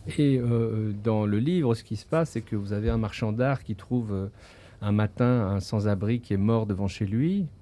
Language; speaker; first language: French; native; French